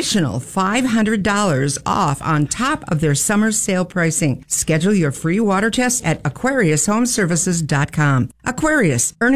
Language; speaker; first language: English; native; English